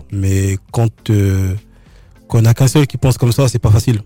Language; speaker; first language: French; native; French